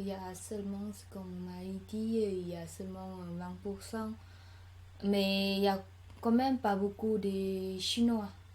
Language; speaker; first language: French; non-native, learner; Khmer